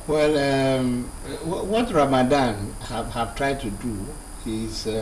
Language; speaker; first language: English; non-native, local second language; Yoruba